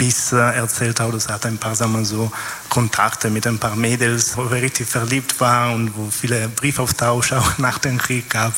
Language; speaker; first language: German; non-native, fluent; Italian